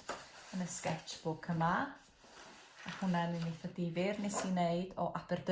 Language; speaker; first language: Welsh; native; Welsh